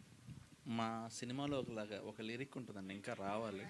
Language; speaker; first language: Telugu; native; Telugu